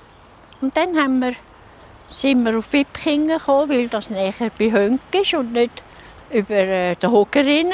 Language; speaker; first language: German; native; German